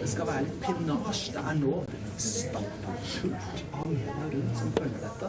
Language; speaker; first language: Norwegian; native; Norwegian